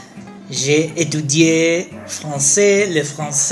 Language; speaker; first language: French; non-native, learner; Spanish